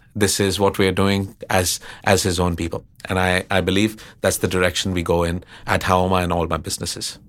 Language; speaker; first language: English; non-native, local second language; Hindi